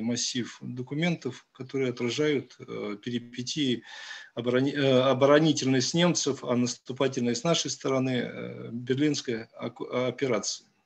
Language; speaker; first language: Russian; native; Russian